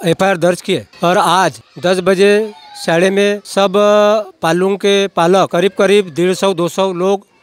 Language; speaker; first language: Hindi; non-native, local second language; Marathi